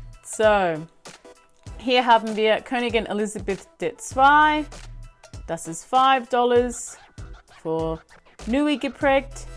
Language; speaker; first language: German; non-native, learner; English